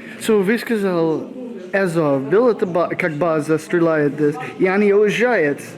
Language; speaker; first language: Russian; non-native, learner; English